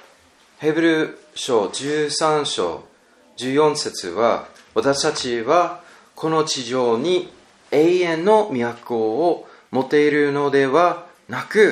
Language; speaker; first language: Japanese; non-native, learner; English